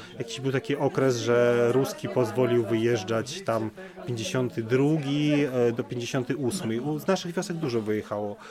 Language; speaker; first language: Polish; early bilingual, heritage; Polish